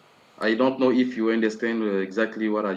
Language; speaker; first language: English; non-native, learner; French